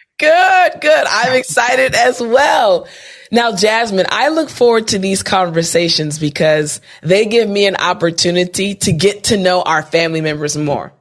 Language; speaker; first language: English; native; English